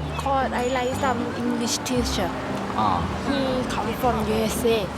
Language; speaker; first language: English; non-native, learner; Thai